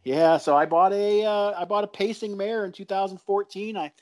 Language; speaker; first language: English; native; English